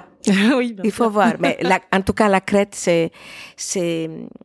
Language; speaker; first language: French; non-native, fluent; Greek